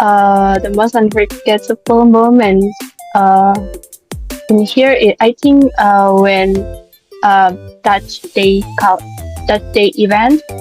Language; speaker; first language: English; non-native, learner; Indonesian